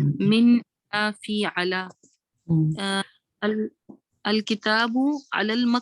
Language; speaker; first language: Arabic; non-native, learner; Urdu